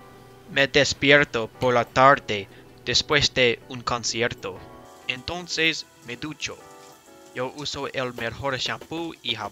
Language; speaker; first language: Spanish; non-native, learner; English